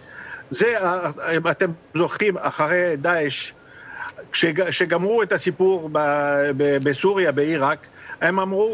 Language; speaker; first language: Hebrew; non-native, fluent; French